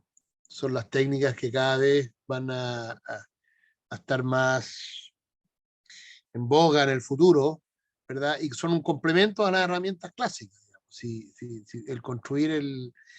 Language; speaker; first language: Spanish; native; Spanish